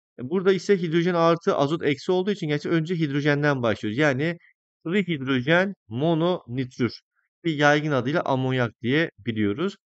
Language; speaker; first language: Turkish; native; Turkish